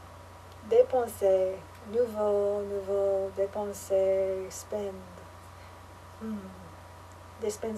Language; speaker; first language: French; non-native, learner; English